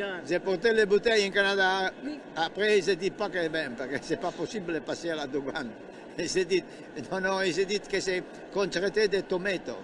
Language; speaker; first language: French; non-native, learner; Italian